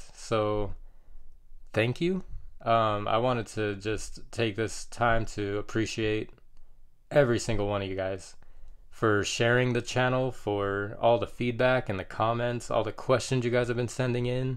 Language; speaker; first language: English; native; English